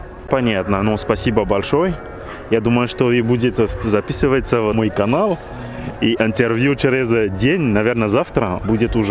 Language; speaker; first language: Russian; non-native, learner; French